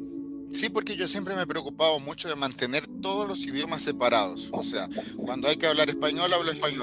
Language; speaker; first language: Spanish; early bilingual, heritage; Spanish